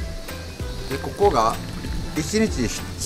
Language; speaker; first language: Japanese; native; Japanese